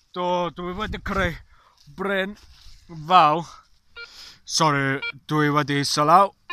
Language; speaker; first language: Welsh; non-native, learner; English